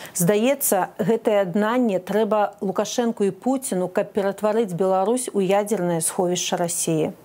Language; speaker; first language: Belarusian; non-native, local second language; Russian